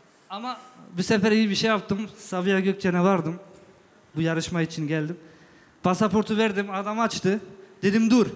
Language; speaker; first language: Turkish; native; Turkish